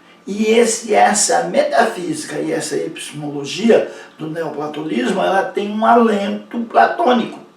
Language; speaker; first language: Portuguese; native; Portuguese